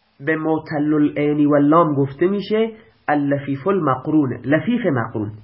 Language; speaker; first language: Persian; non-native, local second language; Baluchi